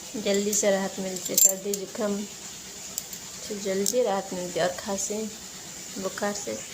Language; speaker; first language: Hindi; non-native, local second language; Odia